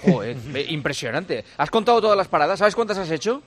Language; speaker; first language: Spanish; native; Spanish